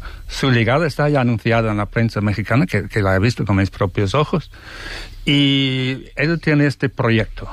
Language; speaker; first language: Spanish; non-native, fluent; English